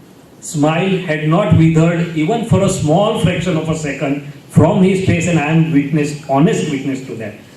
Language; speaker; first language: English; non-native, local second language; Gujarati